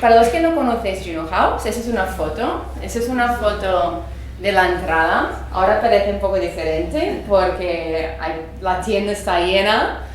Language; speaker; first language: Spanish; early bilingual, other home language; English